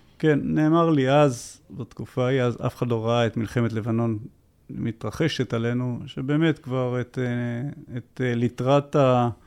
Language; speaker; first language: Hebrew; native; Hebrew